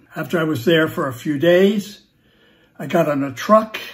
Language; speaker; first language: English; native; English